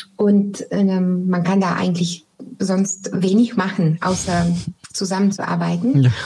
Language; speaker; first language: German; non-native, fluent; Bulgarian